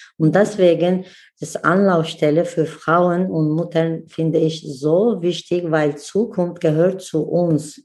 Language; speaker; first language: German; non-native, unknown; Kurdish